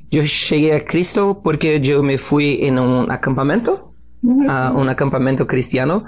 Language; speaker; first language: Spanish; non-native, learner; Portuguese